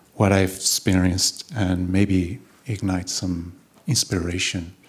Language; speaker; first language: English; non-native, fluent; Portuguese